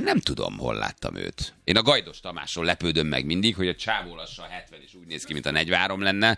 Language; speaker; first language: Hungarian; native; Hungarian